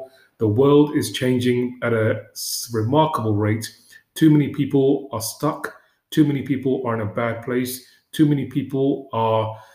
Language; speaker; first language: English; native; English